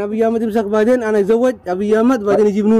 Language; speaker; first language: Arabic; non-native, learner; Oromo